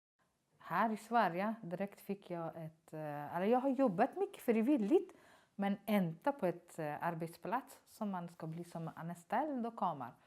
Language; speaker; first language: Swedish; non-native, learner; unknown